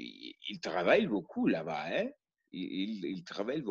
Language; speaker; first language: French; non-native, learner; Spanish